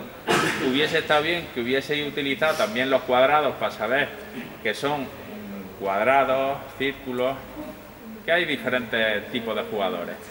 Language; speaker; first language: Spanish; native; Spanish